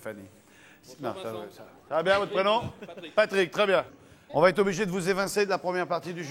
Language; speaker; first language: French; native; French